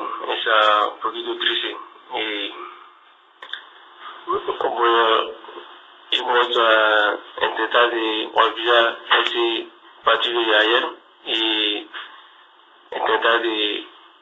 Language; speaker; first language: Spanish; non-native, learner; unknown